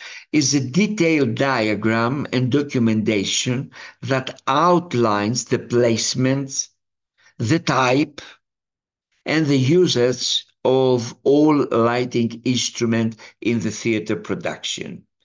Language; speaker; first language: English; non-native, fluent; Greek